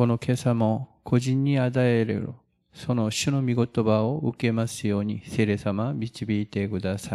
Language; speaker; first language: Japanese; non-native, fluent; Korean